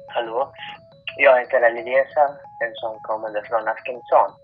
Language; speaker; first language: Swedish; non-native, fluent; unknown